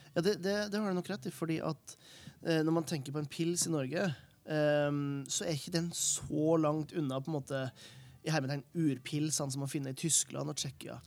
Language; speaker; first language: Norwegian; native; Norwegian